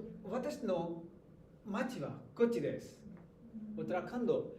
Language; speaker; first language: Japanese; non-native, learner; Hindi